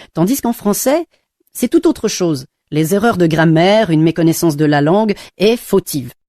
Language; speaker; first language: French; non-native, fluent; English